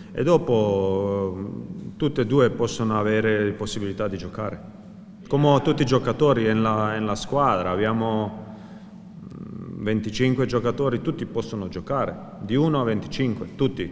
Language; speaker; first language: Italian; non-native, fluent; Croatian